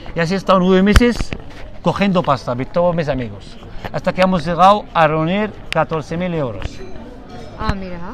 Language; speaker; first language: Spanish; non-native, fluent; Arabic